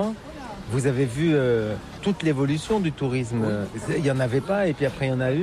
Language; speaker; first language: French; native; French